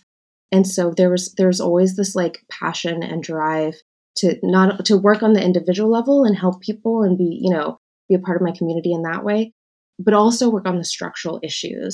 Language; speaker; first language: English; native; English